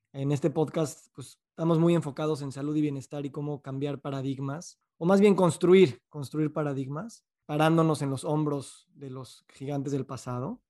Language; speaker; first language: Spanish; native; Spanish